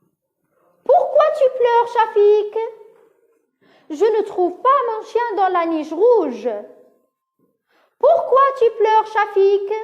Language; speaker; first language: French; non-native, local second language; Arabic